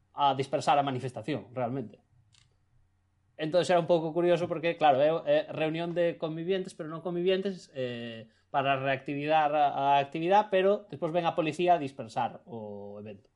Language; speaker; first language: Galician; non-native, local second language; Spanish